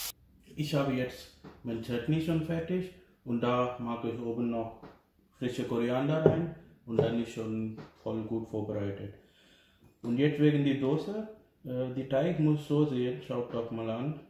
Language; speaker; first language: German; non-native, learner; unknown